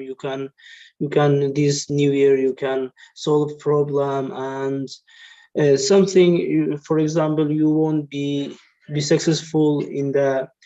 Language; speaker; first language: English; non-native, learner; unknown